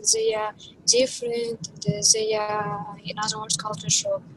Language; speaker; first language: English; non-native, learner; Kazakh